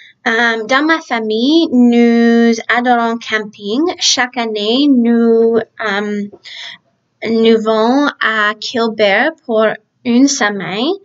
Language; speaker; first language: French; early bilingual, other home language; Czech